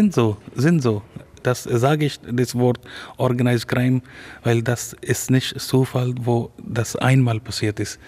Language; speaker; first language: German; non-native, fluent; Urdu